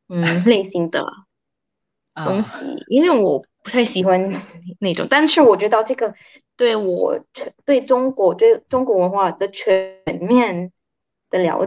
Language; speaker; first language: Chinese; early bilingual, heritage; Chinese